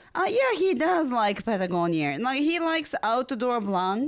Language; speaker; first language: English; non-native, learner; Japanese